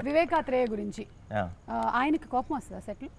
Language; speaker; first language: Telugu; native; Telugu